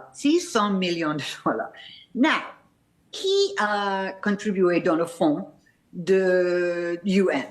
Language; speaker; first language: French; non-native, fluent; English